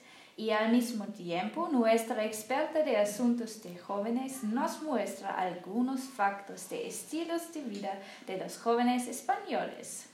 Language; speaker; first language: Spanish; non-native, learner; German